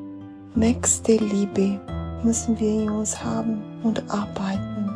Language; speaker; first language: German; non-native, fluent; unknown